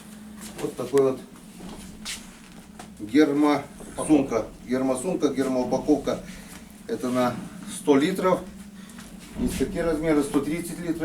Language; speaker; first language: Russian; native; Russian